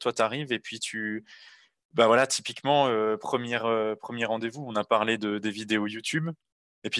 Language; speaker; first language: French; native; French